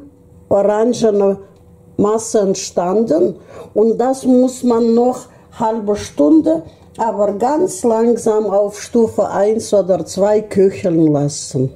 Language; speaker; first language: German; non-native, fluent; Russian